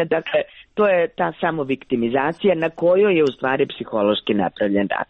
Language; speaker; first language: Croatian; native; Croatian